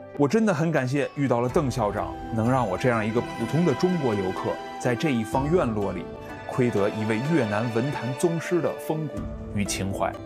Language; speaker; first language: Chinese; native; Chinese